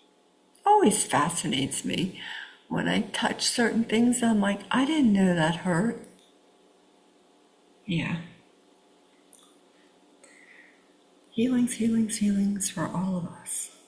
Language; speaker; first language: English; native; English